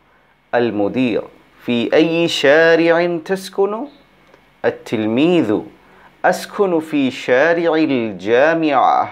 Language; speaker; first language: Arabic; non-native, fluent; Bangla